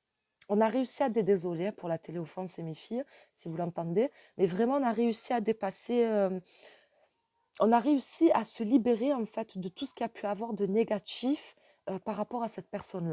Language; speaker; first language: French; native; French